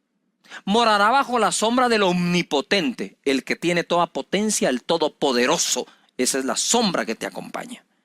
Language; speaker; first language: Spanish; native; Spanish